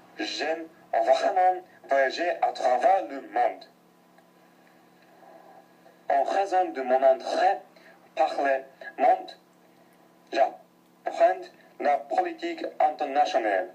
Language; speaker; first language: French; non-native, learner; Japanese